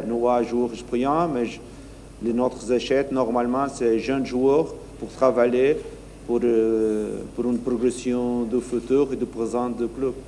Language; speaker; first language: French; non-native, learner; Portuguese